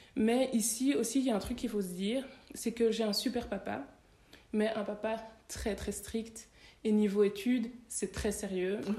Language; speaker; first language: French; native; French